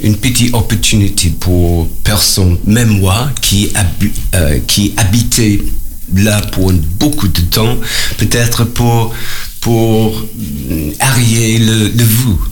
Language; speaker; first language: French; non-native, learner; English